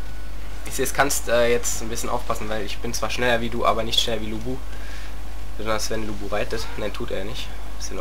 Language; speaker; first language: German; native; German